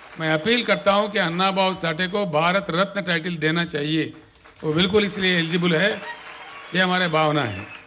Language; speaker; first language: Hindi; non-native, local second language; Telugu